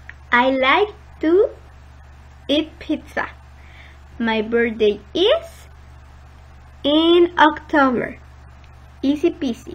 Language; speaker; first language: English; non-native, fluent; Spanish